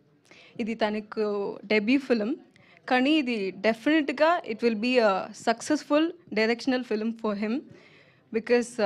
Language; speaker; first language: Telugu; non-native, local second language; Tamil